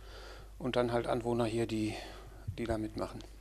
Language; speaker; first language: German; native; German